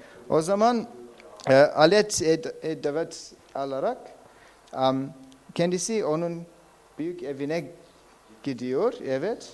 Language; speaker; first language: Turkish; non-native, fluent; English